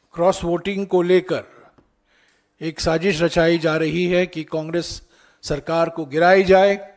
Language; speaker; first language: Hindi; non-native, local second language; Tamil